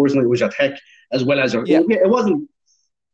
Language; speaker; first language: English; native; English